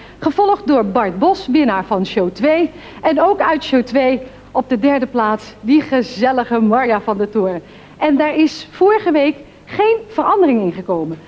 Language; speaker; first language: Dutch; native; Dutch